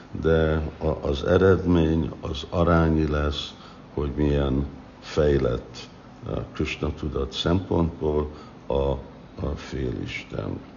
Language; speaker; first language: Hungarian; non-native, fluent; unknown